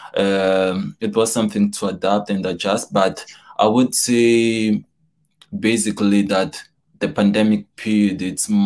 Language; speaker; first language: English; non-native, fluent; Portuguese